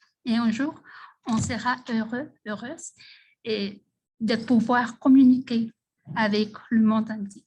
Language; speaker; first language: French; non-native, fluent; Spanish